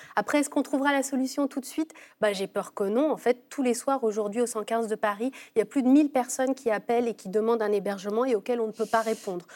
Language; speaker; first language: French; native; French